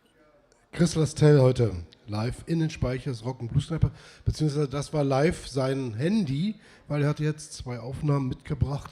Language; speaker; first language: German; native; German